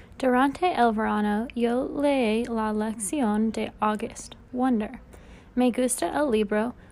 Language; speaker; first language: Spanish; non-native, learner; English